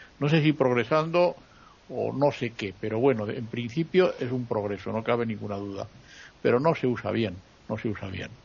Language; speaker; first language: Spanish; native; Spanish